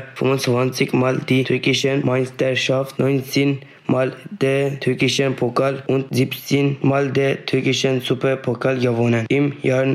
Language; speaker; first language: German; non-native, learner; Turkish